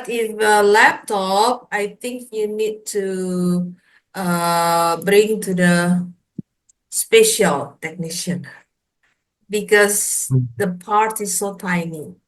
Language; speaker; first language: English; non-native, fluent; Indonesian